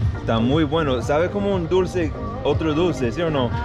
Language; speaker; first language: Spanish; non-native, fluent; English